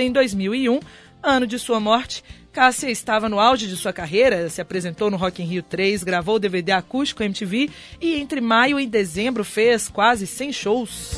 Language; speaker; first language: Portuguese; native; Portuguese